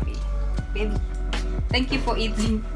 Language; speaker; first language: English; non-native, learner; Indonesian